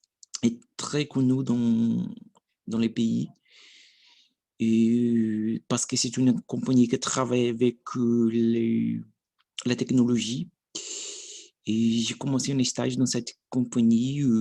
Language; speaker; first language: French; non-native, learner; Portuguese